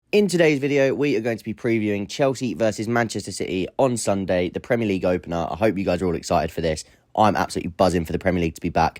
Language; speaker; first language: English; native; English